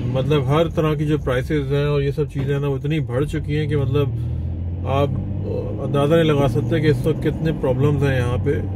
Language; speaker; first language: Urdu; native; Urdu